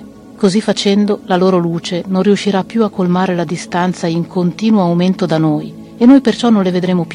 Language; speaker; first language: Italian; native; Italian